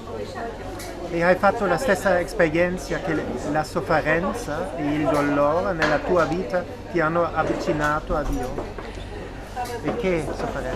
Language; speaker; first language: Italian; non-native, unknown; German